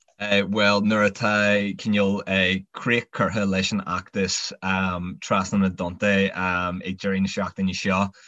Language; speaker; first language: Irish; non-native, local second language; English